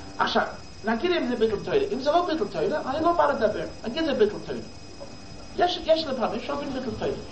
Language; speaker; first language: Hebrew; non-native, fluent; English